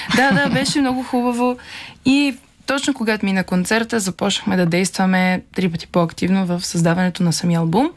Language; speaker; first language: Bulgarian; native; Bulgarian